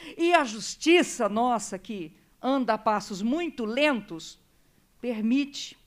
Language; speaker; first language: Portuguese; native; Portuguese